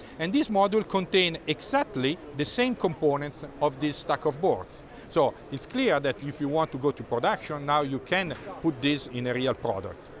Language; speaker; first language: English; non-native, fluent; Italian